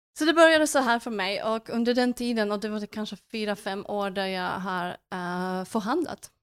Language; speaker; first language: Swedish; non-native, fluent; Polish